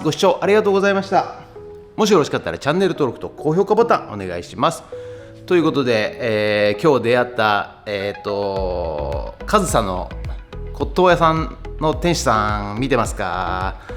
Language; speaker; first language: Japanese; native; Japanese